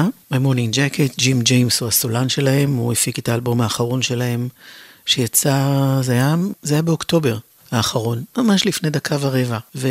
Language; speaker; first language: Hebrew; native; Hebrew